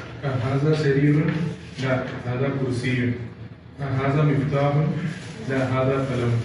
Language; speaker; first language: Arabic; non-native, learner; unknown